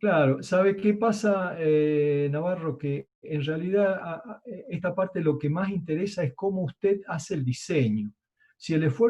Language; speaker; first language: Spanish; native; Spanish